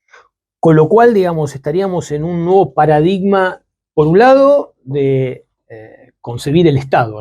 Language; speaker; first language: Spanish; native; Spanish